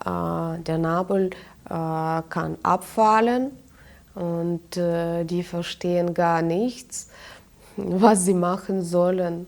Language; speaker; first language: German; non-native, fluent; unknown